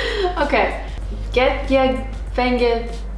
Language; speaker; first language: Icelandic; non-native, learner; English